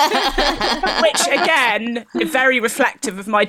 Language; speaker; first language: English; native; English